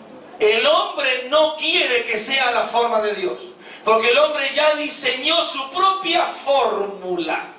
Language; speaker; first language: Spanish; native; Spanish